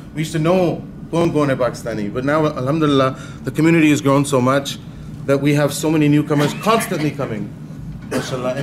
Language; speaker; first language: English; early bilingual, other home language; Urdu